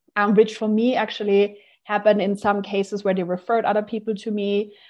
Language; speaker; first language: English; non-native, fluent; German